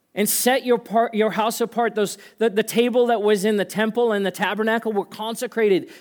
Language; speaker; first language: English; native; English